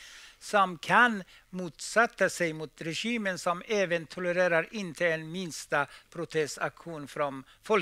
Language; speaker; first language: Swedish; non-native, fluent; Persian